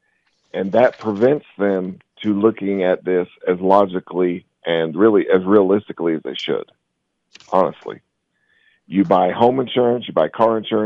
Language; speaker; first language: English; native; English